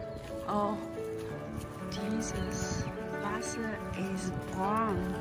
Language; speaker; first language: German; non-native, learner; Chinese